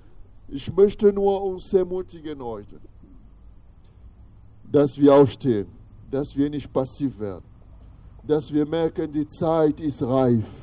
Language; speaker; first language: German; non-native, fluent; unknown